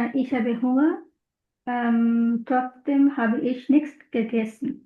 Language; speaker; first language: German; non-native, learner; Bangla